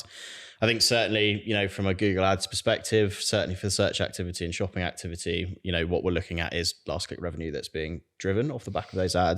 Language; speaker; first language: English; native; English